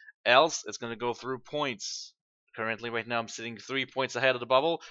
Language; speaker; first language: English; non-native, fluent; French